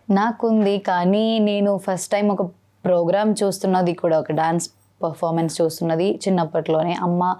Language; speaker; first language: Telugu; non-native, learner; Malayalam